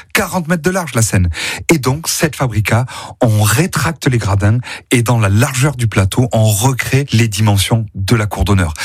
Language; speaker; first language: French; native; French